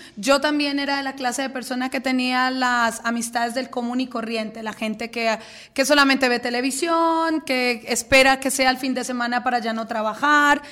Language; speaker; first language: Spanish; native; Spanish